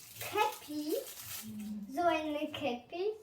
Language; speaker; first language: German; early bilingual, other home language; Russian